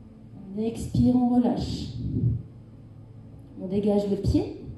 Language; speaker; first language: French; native; French